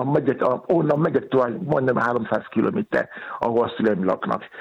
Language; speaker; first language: Hungarian; non-native, fluent; Yoruba